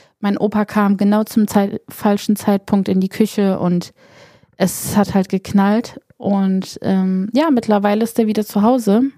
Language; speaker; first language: German; early bilingual, other home language; Polish